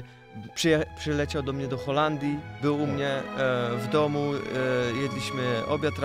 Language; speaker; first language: Polish; early bilingual, other home language; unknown